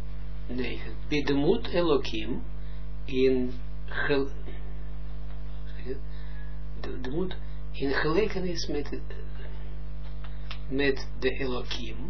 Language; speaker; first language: Dutch; non-native, fluent; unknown